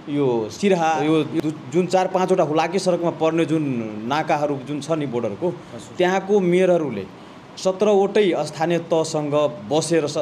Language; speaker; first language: Nepali; non-native, local second language; Maithili